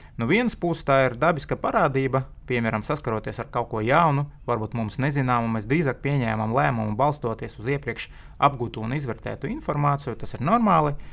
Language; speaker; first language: Latvian; non-native, local second language; Russian